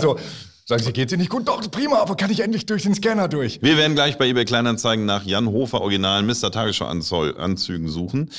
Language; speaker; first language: German; native; German